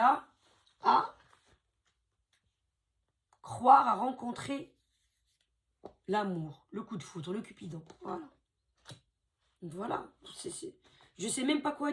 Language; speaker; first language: French; native; French